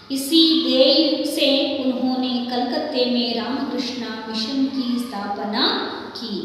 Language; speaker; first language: Hindi; non-native, local second language; Kannada